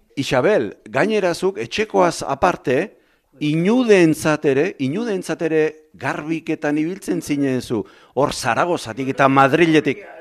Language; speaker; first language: Basque; native; Basque